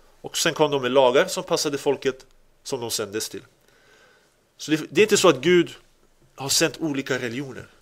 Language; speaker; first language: Swedish; early bilingual, other home language; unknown